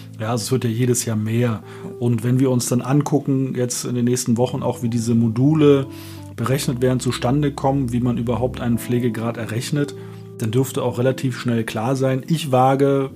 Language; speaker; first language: German; native; German